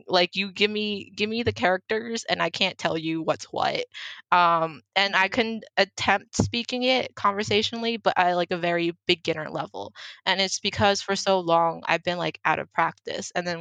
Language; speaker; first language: English; early bilingual, other home language; Chinese